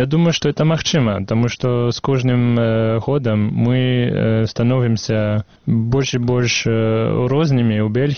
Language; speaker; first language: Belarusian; non-native, fluent; French